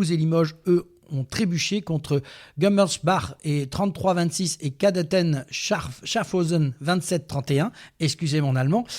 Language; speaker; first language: French; native; French